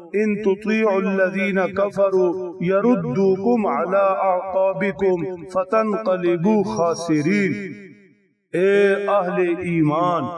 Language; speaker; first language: Urdu; native; Urdu